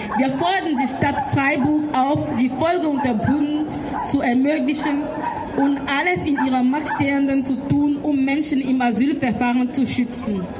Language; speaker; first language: German; non-native, learner; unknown